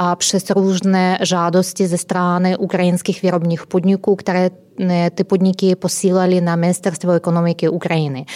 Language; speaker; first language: Czech; non-native, fluent; Ukrainian